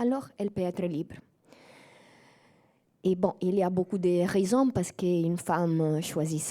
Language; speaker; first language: French; non-native, fluent; Italian